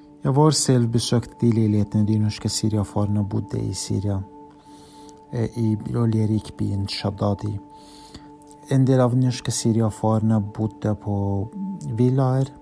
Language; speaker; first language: Norwegian; non-native, fluent; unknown